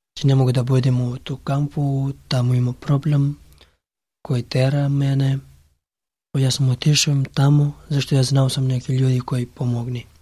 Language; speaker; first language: Serbian; non-native, learner; Pashto